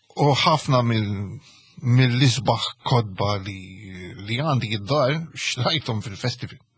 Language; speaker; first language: Maltese; early bilingual, heritage; Maltese